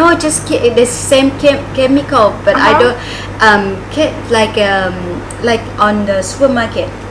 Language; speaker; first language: English; non-native, learner; Thai